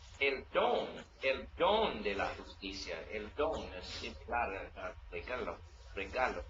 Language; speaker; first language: Spanish; non-native, learner; English